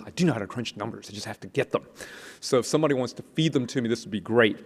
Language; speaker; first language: English; native; English